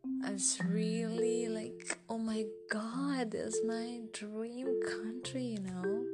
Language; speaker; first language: English; non-native, local second language; Malayalam